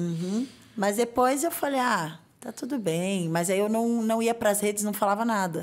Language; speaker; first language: Portuguese; native; Portuguese